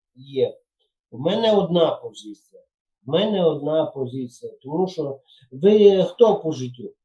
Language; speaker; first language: Ukrainian; non-native, local second language; Yiddish